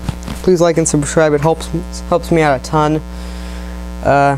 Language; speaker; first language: English; native; English